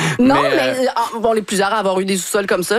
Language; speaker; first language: French; native; French